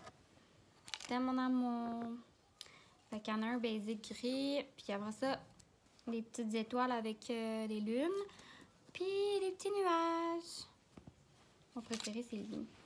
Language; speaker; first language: French; native; French